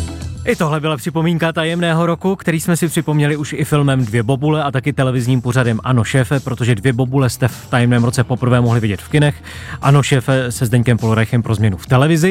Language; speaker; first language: Czech; native; Czech